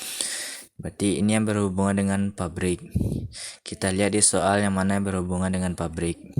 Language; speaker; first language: Indonesian; native; Indonesian